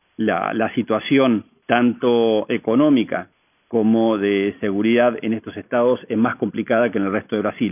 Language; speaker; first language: Spanish; native; Spanish